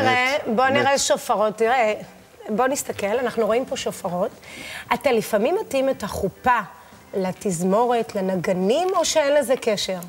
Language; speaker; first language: Hebrew; native; Hebrew